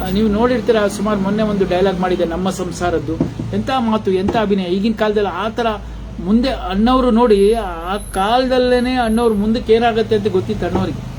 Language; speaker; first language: Kannada; non-native, local second language; Konkani